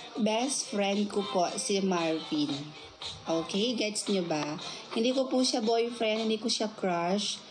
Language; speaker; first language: Filipino; non-native, local second language; Cebuano